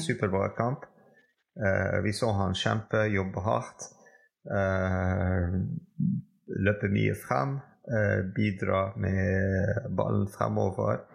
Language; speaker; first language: Norwegian; non-native, fluent; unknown